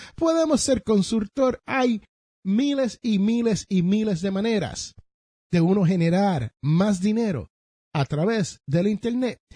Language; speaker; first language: Spanish; early bilingual, heritage; Spanish